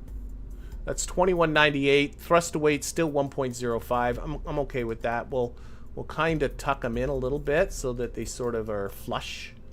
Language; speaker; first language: English; native; English